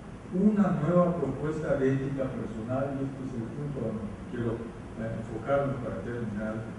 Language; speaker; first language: Spanish; native; Spanish